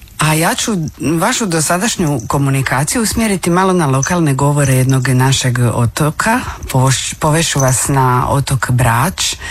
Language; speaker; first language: Croatian; native; Croatian